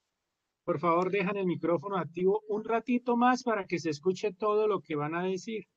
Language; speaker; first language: Spanish; native; Spanish